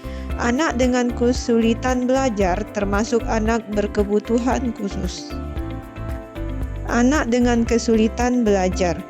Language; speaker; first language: Indonesian; native; Indonesian